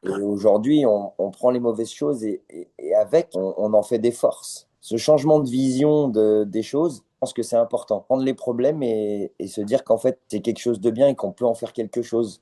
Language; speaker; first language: French; native; French